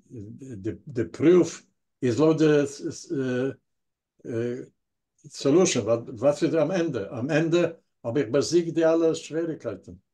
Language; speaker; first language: German; non-native, learner; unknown